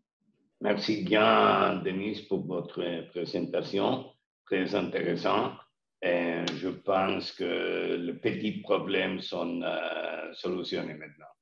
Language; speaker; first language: French; non-native, learner; Spanish